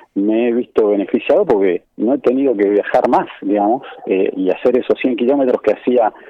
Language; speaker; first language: Spanish; native; Spanish